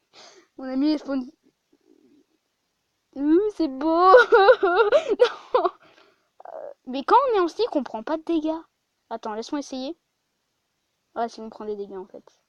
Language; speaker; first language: French; native; French